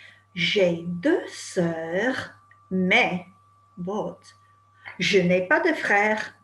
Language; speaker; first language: French; non-native, fluent; English